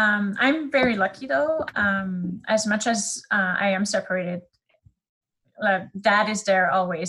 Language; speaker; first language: English; non-native, fluent; French